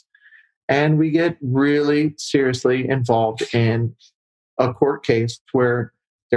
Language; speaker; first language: English; native; English